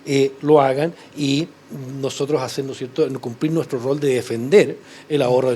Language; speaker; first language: Spanish; native; Spanish